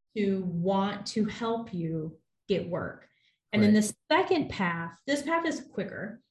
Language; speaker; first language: English; native; English